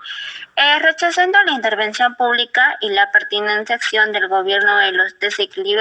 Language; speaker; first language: Spanish; native; Spanish